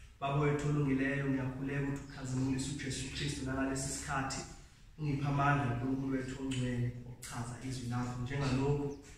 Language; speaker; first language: Zulu; non-native, local second language; Xhosa